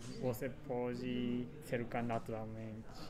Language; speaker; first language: Portuguese; non-native, learner; Japanese